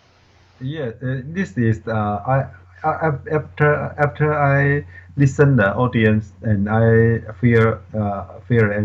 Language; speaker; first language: English; non-native, learner; Chinese